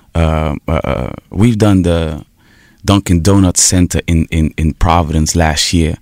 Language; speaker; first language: English; early bilingual, heritage; Portuguese